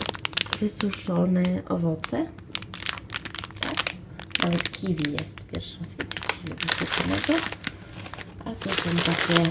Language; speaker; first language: Polish; non-native, fluent; Italian